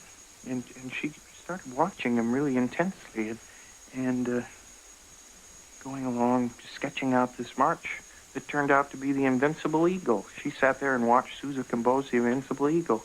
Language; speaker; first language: English; native; English